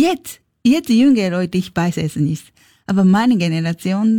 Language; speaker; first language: German; non-native, learner; Japanese